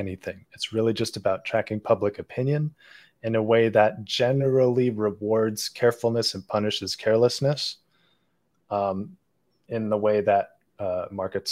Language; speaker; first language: English; native; English